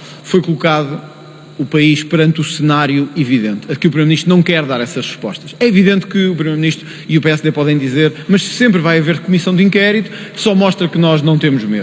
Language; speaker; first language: Portuguese; native; Portuguese